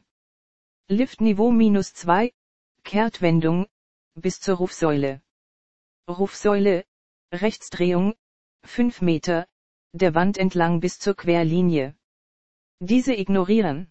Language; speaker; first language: German; native; German